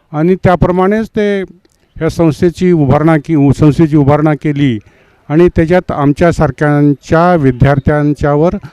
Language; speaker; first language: Marathi; non-native, local second language; Lambadi